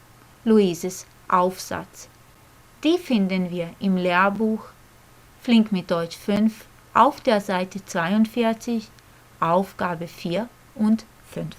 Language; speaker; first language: German; non-native, fluent; Croatian